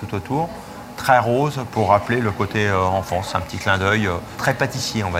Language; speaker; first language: French; native; French